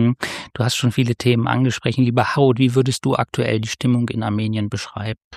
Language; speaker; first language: German; native; German